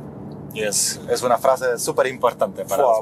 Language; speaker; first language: Spanish; non-native, fluent; Polish